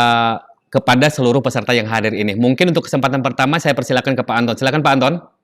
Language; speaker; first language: Indonesian; native; Indonesian